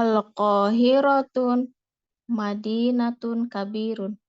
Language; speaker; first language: Arabic; non-native, learner; Indonesian